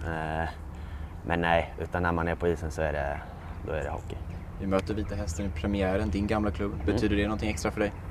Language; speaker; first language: Swedish; native; Swedish